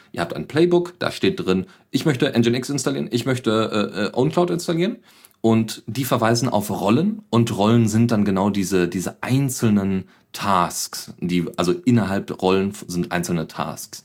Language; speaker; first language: German; native; German